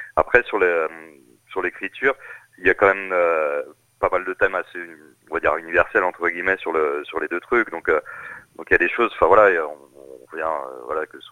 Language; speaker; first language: French; native; French